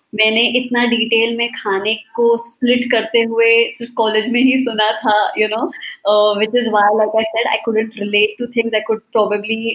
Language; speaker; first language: Hindi; native; Hindi